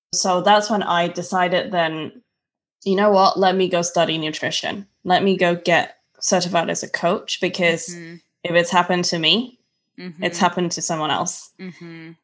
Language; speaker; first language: English; non-native, local second language; Cantonese